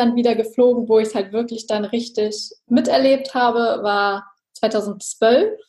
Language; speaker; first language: German; native; German